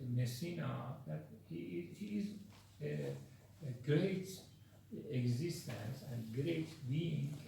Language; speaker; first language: English; non-native, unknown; Persian